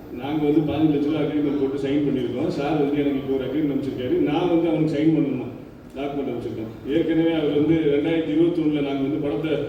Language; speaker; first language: Tamil; native; Tamil